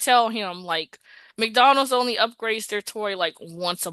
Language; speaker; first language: English; native; English